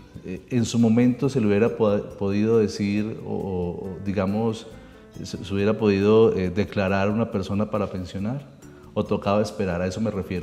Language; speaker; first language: Spanish; native; Spanish